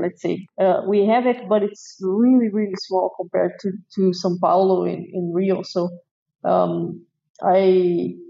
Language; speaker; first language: English; non-native, fluent; Portuguese